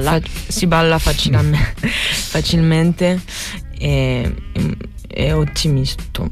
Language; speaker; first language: Italian; non-native, learner; French